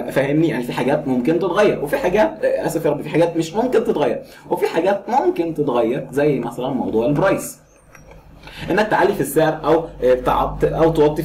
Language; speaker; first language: Arabic; native; Arabic